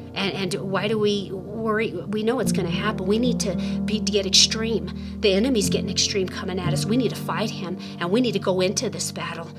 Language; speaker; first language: English; native; English